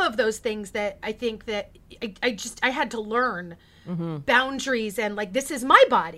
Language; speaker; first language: English; native; English